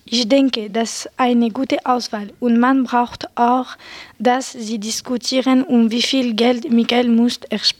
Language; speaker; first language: German; non-native, learner; French